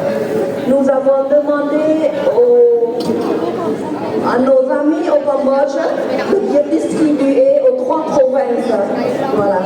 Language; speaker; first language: French; non-native, fluent; Khmer